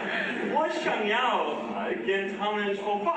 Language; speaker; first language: Chinese; non-native, learner; English